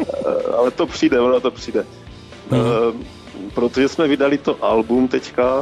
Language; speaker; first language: Czech; native; Czech